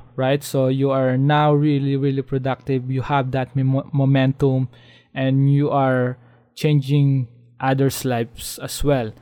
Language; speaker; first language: English; non-native, local second language; Filipino